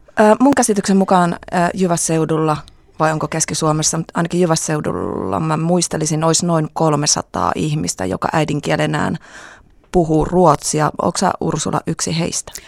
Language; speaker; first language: Finnish; native; Finnish